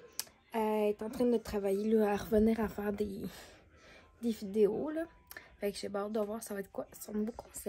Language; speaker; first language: French; native; French